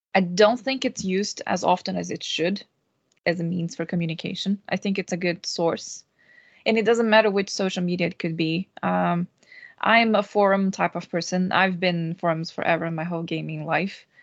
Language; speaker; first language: English; non-native, fluent; Portuguese